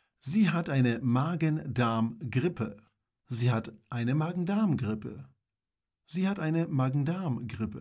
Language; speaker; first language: German; non-native, fluent; Polish